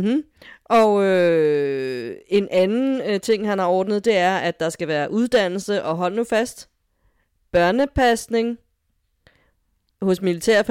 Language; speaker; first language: Danish; native; Danish